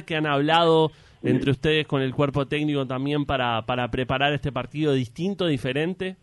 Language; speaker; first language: Spanish; native; Spanish